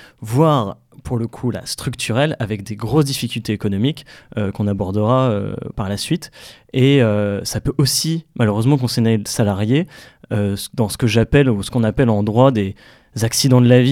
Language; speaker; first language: French; native; French